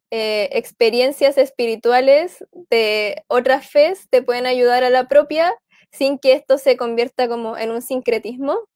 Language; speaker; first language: Spanish; native; Spanish